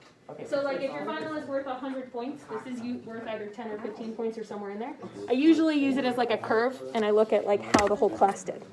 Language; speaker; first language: English; native; English